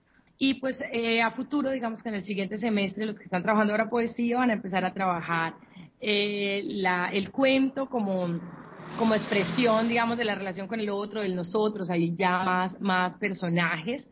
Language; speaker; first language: Spanish; native; Spanish